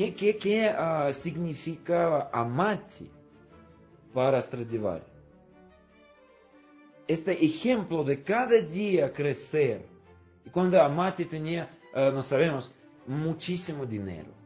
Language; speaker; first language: Spanish; non-native, fluent; Russian